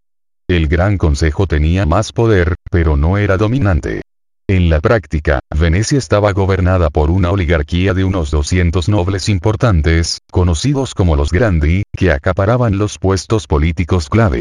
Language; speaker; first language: Spanish; native; Spanish